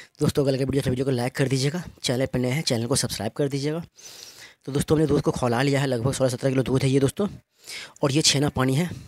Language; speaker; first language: Hindi; native; Hindi